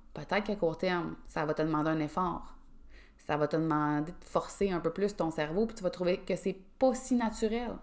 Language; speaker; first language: French; native; French